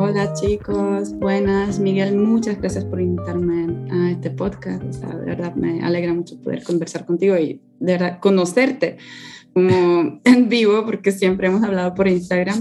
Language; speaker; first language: Spanish; non-native, fluent; Polish